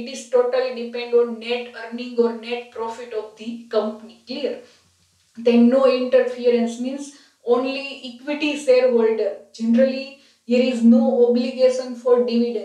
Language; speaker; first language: English; non-native, local second language; Gujarati